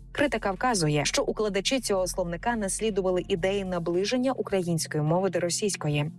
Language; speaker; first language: Ukrainian; native; Ukrainian